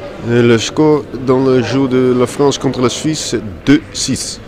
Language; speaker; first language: French; non-native, learner; Dutch